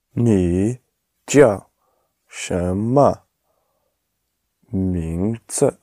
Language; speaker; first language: Chinese; non-native, learner; English